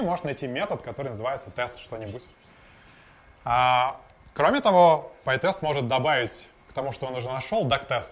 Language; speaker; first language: Russian; native; Russian